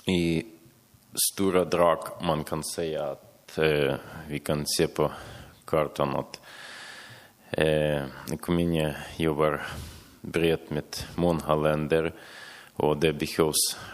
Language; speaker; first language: Swedish; non-native, fluent; Ukrainian